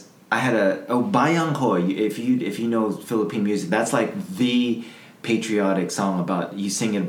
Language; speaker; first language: English; native; English